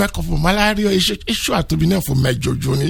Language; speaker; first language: Hungarian; non-native, fluent; Yoruba